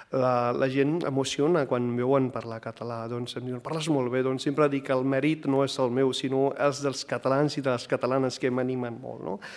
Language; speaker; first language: Catalan; non-native, fluent; Punjabi